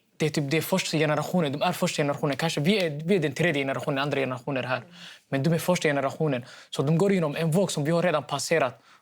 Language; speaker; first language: Swedish; early bilingual, other home language; Somali